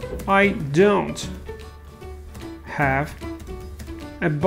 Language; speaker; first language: English; non-native, fluent; Russian